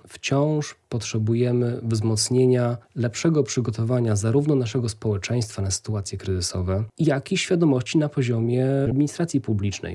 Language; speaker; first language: Polish; native; Polish